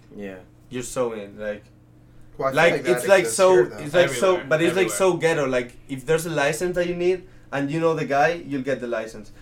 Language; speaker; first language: English; early bilingual, other home language; Italian